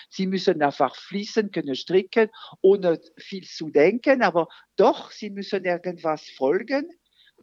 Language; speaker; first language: German; non-native, fluent; French